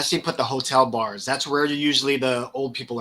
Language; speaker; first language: English; native; English